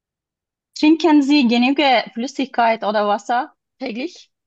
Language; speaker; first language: German; non-native, learner; Turkish